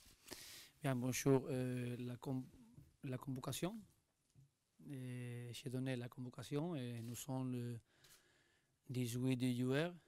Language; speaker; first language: French; non-native, learner; Spanish